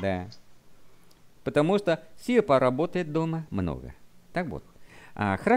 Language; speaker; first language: Russian; non-native, fluent; Vietnamese